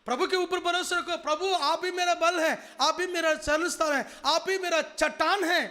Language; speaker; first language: Hindi; non-native, local second language; Telugu